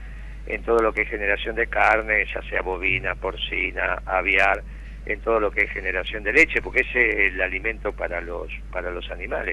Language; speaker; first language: Spanish; native; Spanish